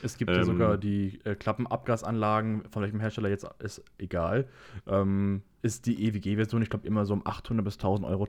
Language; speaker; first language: German; native; German